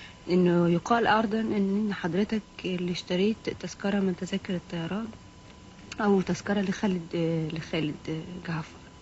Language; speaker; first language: Arabic; native; Arabic